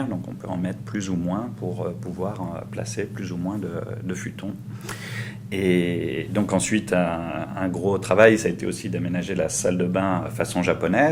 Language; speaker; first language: French; native; French